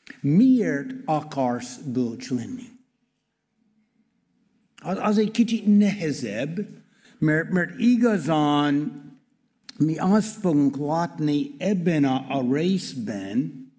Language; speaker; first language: Hungarian; non-native, learner; English